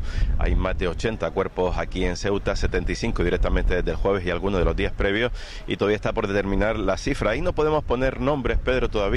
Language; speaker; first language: Spanish; native; Spanish